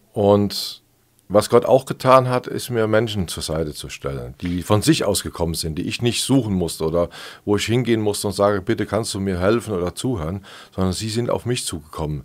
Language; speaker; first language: German; native; German